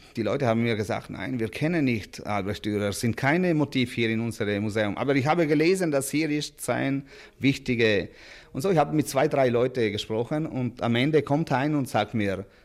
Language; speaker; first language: German; non-native, local second language; Italian